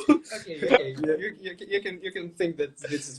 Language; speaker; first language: English; non-native, fluent; Ukrainian